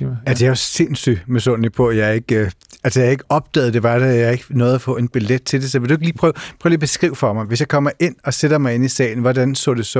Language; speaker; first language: Danish; native; Danish